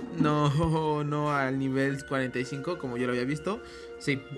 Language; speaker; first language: Spanish; native; Spanish